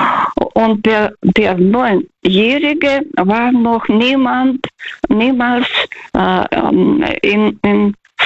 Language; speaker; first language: German; non-native, fluent; Russian